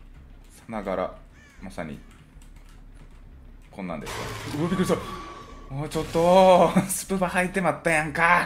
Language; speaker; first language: Japanese; native; Japanese